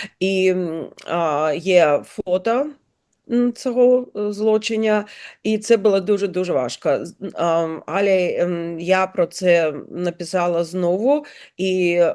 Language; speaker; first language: Ukrainian; non-native, learner; Russian